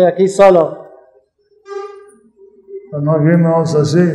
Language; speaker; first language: Spanish; non-native, learner; English